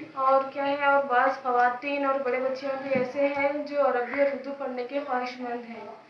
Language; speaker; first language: Hindi; non-native, local second language; Urdu